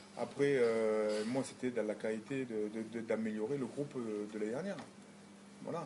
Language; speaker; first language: French; native; French